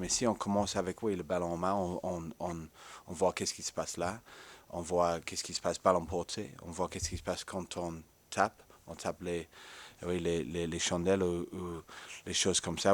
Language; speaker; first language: French; non-native, fluent; English